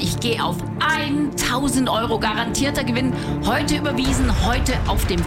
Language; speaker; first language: German; native; German